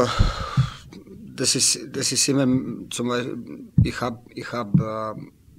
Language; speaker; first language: German; non-native, learner; Slovenian